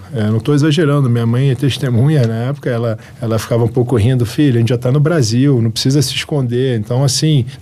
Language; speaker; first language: Portuguese; early bilingual, other home language; Arabic